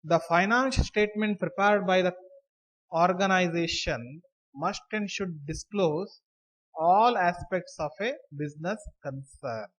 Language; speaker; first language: English; non-native, local second language; Kannada